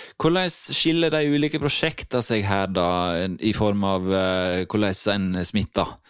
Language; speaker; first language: Norwegian; native; Norwegian